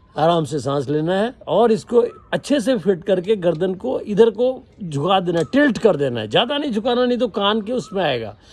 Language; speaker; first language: Hindi; non-native, local second language; Punjabi